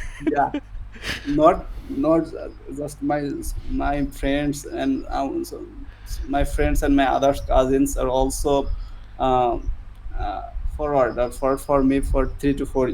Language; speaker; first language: English; non-native, learner; Bangla